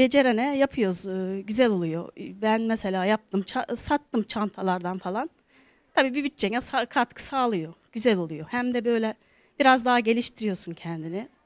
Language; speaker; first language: Turkish; native; Turkish